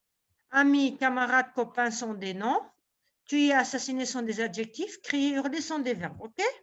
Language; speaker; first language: French; non-native, local second language; Arabic